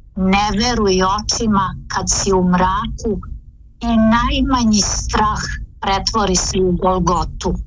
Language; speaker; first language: Serbian; native; Serbian